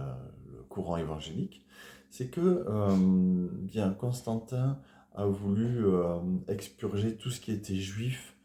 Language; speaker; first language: French; native; French